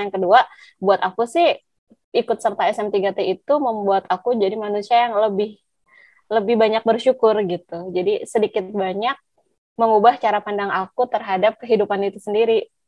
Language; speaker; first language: Indonesian; non-native, local second language; Javanese